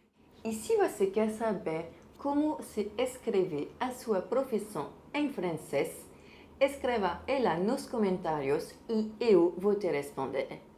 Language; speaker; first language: Portuguese; non-native, fluent; French